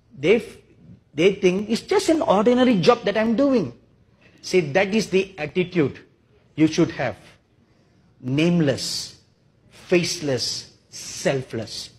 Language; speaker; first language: English; non-native, local second language; Tamil